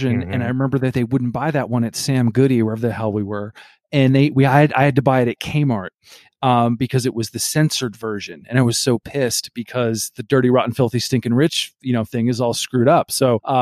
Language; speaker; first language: English; native; English